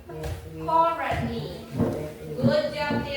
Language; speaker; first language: English; non-native, learner; Indonesian